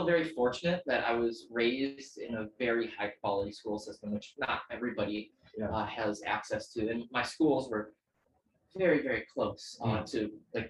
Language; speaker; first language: English; native; English